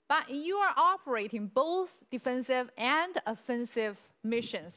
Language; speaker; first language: English; non-native, fluent; Chinese